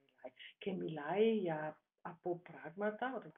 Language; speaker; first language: Greek; non-native, learner; German